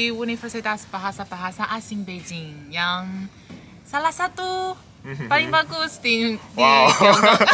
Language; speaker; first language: Indonesian; non-native, fluent; Chinese